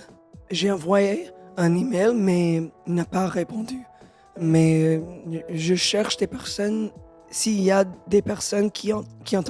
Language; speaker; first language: French; non-native, learner; English